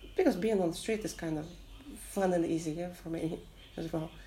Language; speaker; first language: English; non-native, fluent; Russian